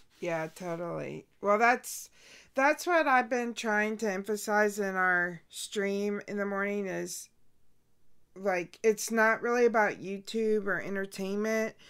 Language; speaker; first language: English; native; English